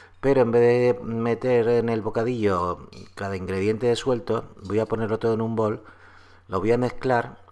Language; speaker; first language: Spanish; native; Spanish